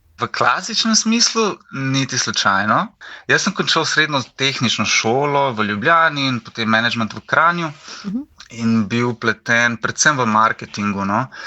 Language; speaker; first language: Slovenian; native; Slovenian